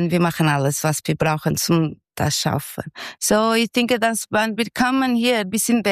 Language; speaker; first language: German; non-native, learner; Portuguese